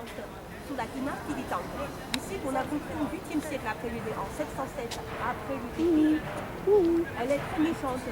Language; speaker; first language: French; non-native, learner; Chinese